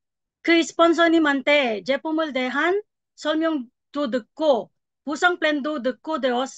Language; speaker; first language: Korean; non-native, learner; Filipino